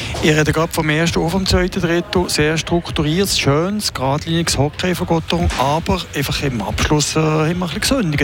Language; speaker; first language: German; native; German